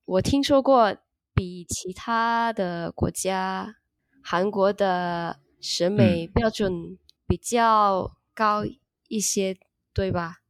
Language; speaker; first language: Chinese; non-native, learner; Indonesian